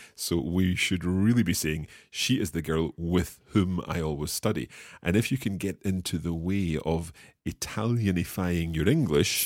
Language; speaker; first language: English; native; English